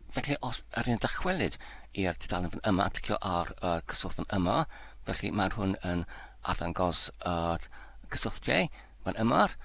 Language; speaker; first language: Welsh; non-native, learner; Polish